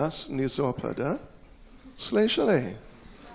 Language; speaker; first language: Russian; non-native, learner; English